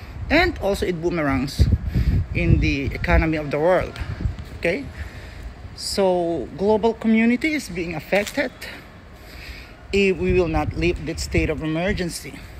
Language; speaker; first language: English; non-native, local second language; Filipino